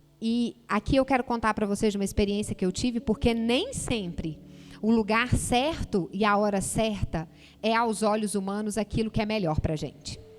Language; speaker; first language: Portuguese; native; Portuguese